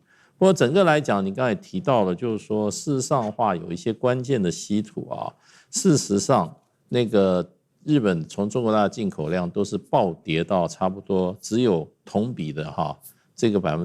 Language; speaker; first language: Chinese; native; Chinese